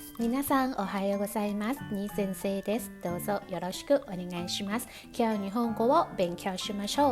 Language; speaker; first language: Japanese; non-native, fluent; Thai